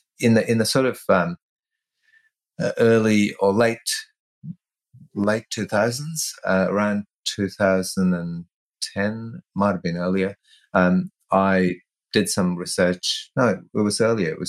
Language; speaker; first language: English; non-native, local second language; Tamil